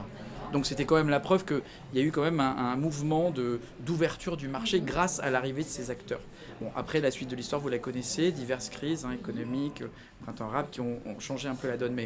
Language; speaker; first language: French; native; French